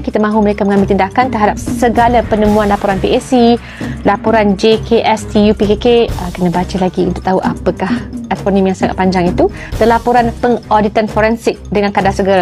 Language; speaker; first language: Malay; native; Malay